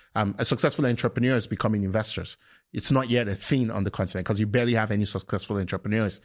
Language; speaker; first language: English; non-native, local second language; Yoruba